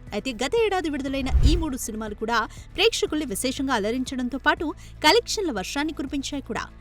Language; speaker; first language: Telugu; native; Telugu